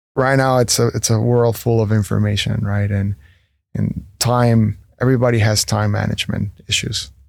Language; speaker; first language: English; non-native, fluent; Spanish